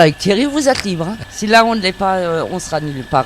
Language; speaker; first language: French; native; French